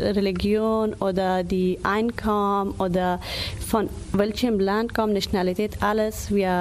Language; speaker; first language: German; non-native, learner; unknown